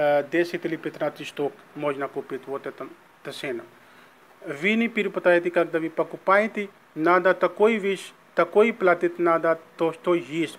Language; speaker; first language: Russian; non-native, learner; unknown